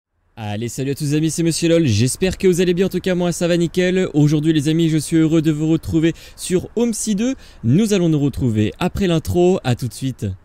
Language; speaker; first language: French; native; French